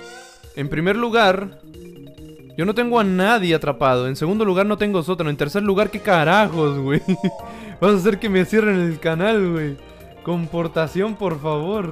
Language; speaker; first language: Spanish; native; Spanish